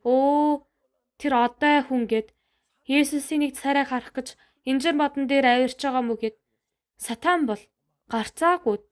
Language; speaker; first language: Mongolian; non-native, fluent; Korean